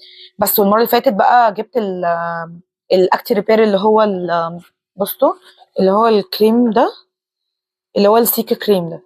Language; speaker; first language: Arabic; native; Arabic